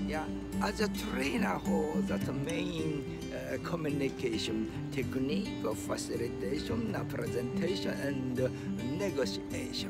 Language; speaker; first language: English; non-native, learner; Japanese